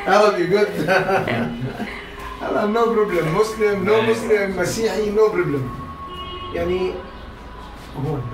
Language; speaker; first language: English; non-native, learner; Arabic